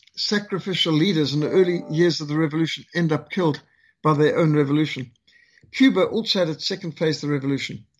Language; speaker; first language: English; native; English